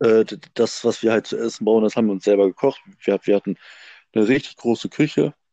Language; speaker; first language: German; native; German